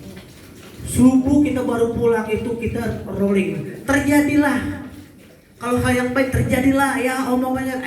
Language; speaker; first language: Indonesian; native; Indonesian